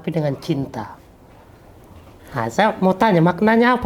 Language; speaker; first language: Malay; native; Malay